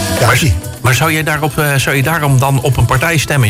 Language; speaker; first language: Dutch; native; Dutch